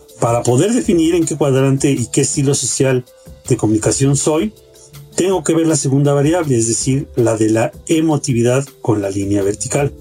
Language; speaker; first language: Spanish; native; Spanish